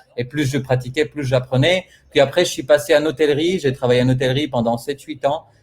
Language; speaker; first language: French; non-native, fluent; Bulgarian